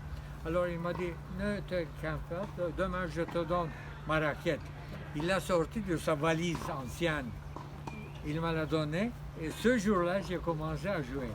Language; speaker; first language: French; non-native, fluent; Turkish